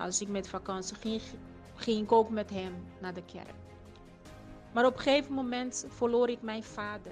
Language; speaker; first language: Dutch; non-native, fluent; Portuguese